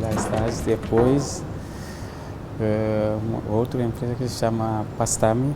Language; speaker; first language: Portuguese; non-native, fluent; Haitian Creole